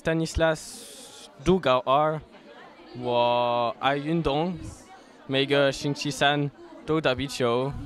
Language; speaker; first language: Chinese; non-native, learner; French